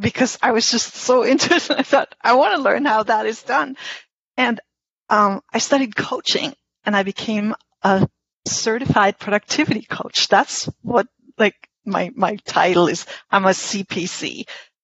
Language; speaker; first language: English; non-native, fluent; German